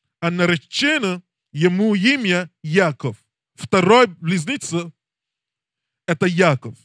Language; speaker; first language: Russian; non-native, learner; English